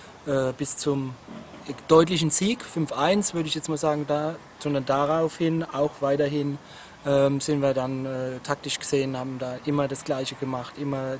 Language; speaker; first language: German; native; German